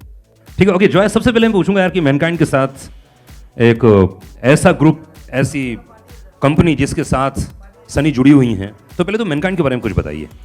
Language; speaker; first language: Hindi; native; Hindi